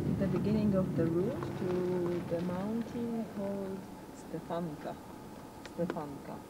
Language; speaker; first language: English; non-native, learner; Polish